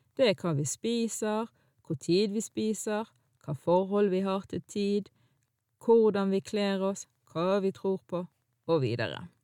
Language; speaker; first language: Norwegian; early bilingual, other home language; Arabic